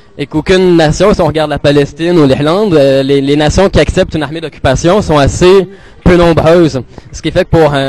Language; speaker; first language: French; native; French